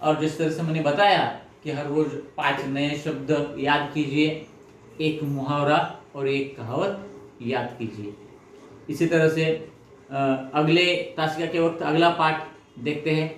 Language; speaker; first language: Hindi; non-native, local second language; Marathi